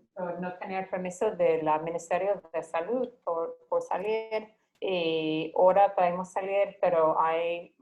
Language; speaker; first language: Spanish; non-native, fluent; English